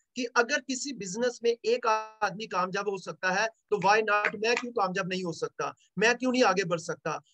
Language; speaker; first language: Hindi; native; Hindi